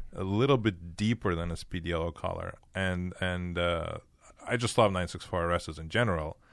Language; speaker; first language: English; early bilingual, other home language; Ukrainian